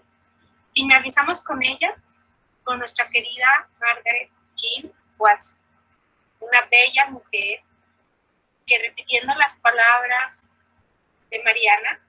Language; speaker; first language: Spanish; native; Spanish